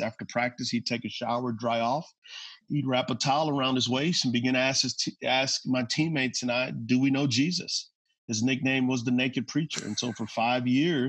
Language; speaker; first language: English; native; English